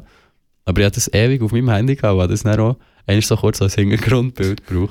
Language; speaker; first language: German; native; German